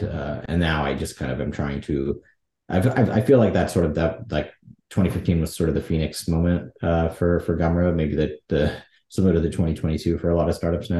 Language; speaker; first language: English; native; English